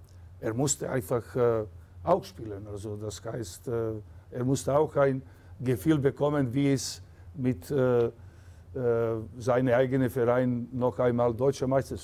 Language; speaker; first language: German; non-native, fluent; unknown